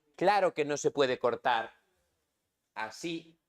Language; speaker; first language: Spanish; native; Spanish